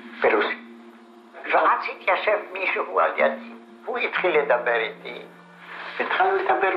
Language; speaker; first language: Hebrew; non-native, fluent; Polish